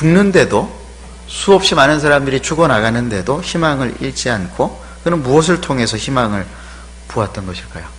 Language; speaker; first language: Korean; native; Korean